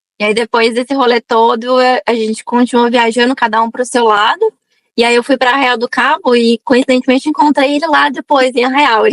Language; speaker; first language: Portuguese; native; Portuguese